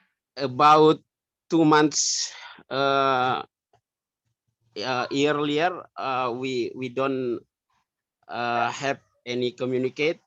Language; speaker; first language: English; non-native, learner; Indonesian